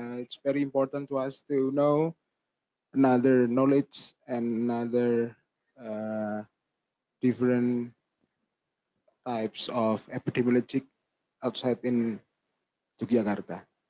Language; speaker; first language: English; non-native, learner; Indonesian